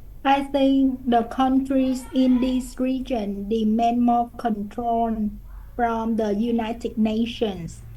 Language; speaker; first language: English; non-native, learner; Vietnamese